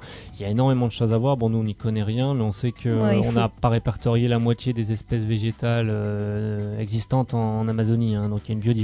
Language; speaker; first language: French; native; French